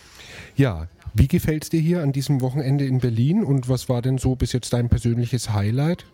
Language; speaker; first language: German; native; German